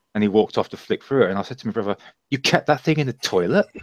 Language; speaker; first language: English; native; English